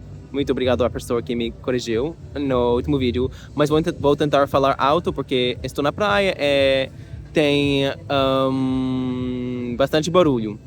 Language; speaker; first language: Portuguese; non-native, learner; English